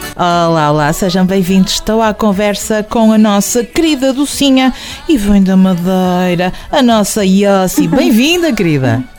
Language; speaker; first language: Portuguese; native; Portuguese